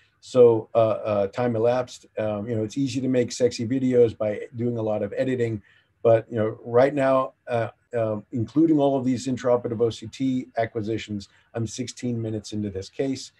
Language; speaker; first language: English; native; English